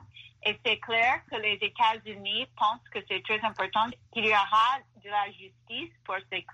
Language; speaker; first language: French; non-native, fluent; English